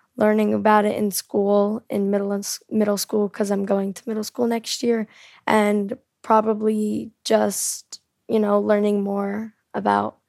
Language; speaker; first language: English; early bilingual, heritage; Korean